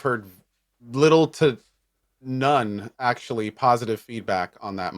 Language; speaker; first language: English; native; English